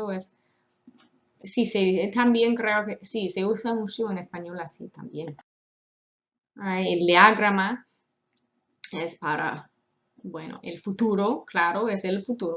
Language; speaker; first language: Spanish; non-native, fluent; English